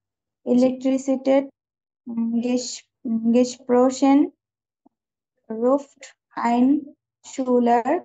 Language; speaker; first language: German; non-native, learner; Bangla